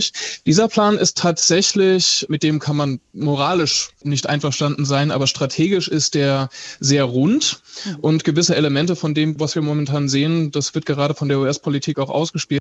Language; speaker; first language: German; native; German